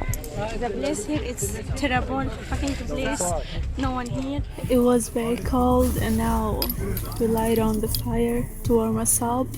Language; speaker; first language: English; non-native, learner; Arabic